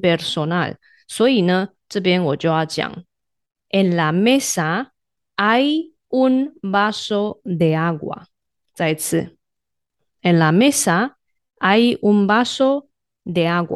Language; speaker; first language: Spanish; non-native, fluent; Chinese